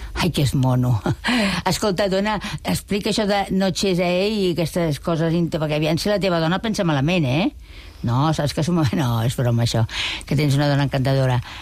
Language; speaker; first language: Catalan; non-native, local second language; Spanish